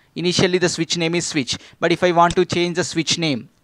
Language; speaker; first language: English; non-native, local second language; Telugu